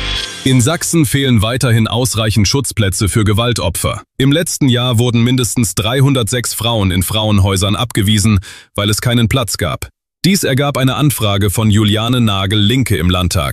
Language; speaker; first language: German; native; German